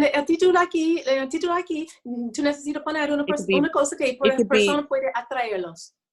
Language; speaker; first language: Spanish; non-native, learner; English